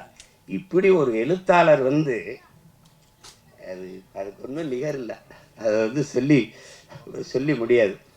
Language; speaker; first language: Tamil; native; Tamil